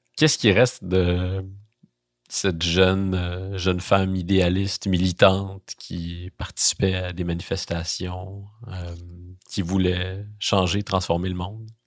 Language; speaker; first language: French; native; French